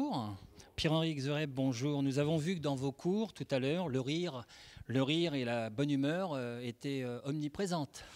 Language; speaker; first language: French; native; French